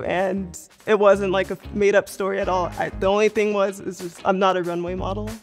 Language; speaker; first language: English; native; English